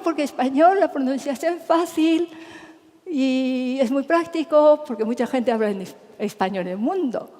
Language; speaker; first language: Spanish; non-native, fluent; Japanese